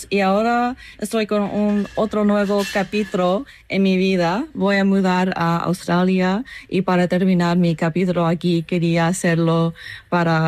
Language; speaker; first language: Spanish; non-native, learner; English